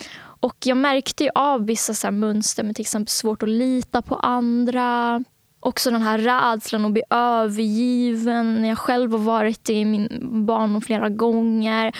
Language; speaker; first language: Swedish; early bilingual, other home language; Bangla